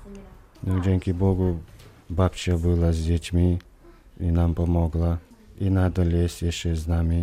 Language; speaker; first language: Polish; non-native, learner; Chechen